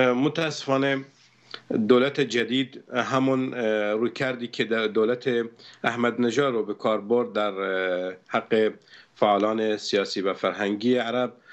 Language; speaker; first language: Persian; non-native, local second language; Arabic